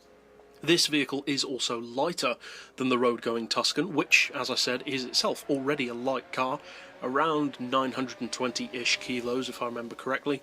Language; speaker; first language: English; native; English